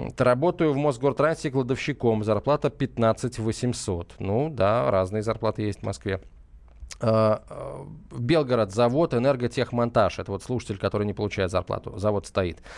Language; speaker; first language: Russian; native; Russian